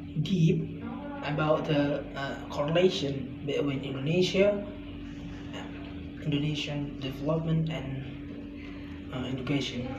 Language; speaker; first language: English; non-native, learner; Indonesian